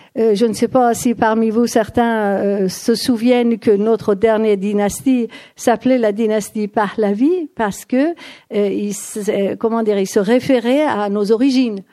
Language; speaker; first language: French; non-native, fluent; Persian